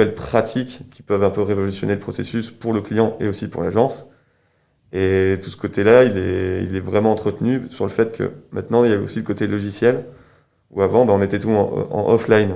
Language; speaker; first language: French; native; French